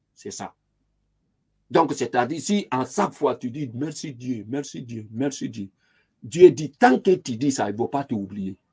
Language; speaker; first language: French; non-native, local second language; Lingala